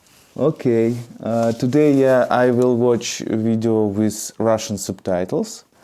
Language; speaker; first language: English; non-native, learner; Russian